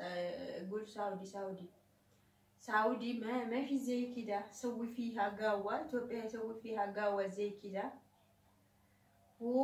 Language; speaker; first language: Arabic; non-native, learner; Oromo